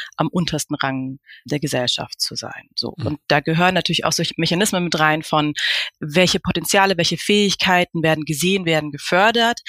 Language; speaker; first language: German; native; German